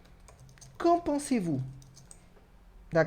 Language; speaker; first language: French; non-native, fluent; Portuguese